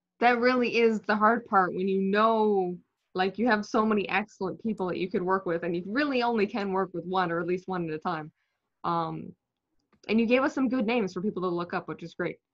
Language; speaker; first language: English; native; English